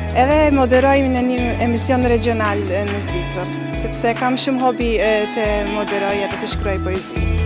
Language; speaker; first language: Albanian; early bilingual, heritage; Albanian